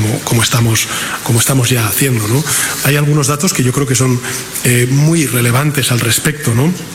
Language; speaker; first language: Spanish; native; Spanish